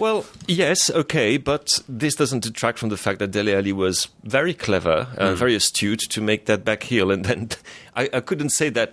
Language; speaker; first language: English; non-native, fluent; French